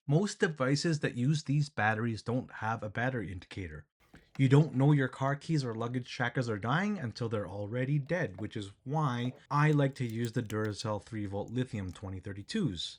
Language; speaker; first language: English; native; English